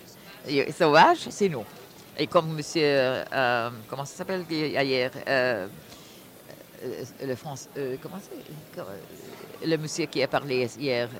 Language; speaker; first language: French; non-native, fluent; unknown